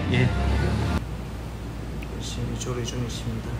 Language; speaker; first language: Korean; native; Korean